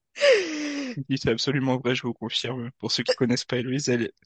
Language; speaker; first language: French; native; French